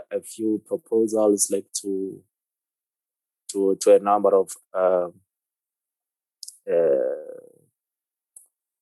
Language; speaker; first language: English; non-native, local second language; Zulu